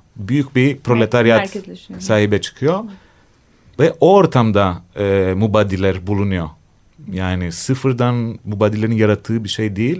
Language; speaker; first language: Turkish; non-native, fluent; Greek